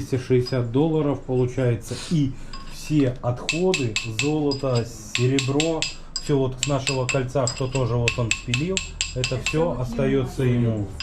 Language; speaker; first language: Russian; native; Russian